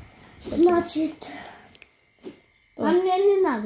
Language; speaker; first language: Russian; early bilingual, heritage; Russian